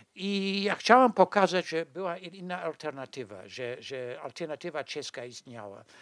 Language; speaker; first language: Polish; non-native, fluent; English